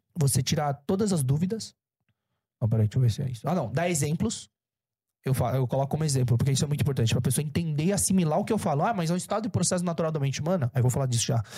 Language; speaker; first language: Portuguese; early bilingual, other home language; Korean